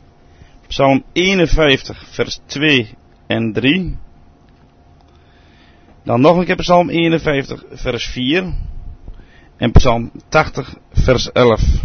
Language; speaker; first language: Dutch; native; Dutch